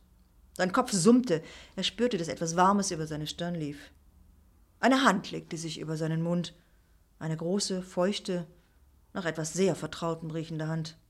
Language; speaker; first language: German; native; German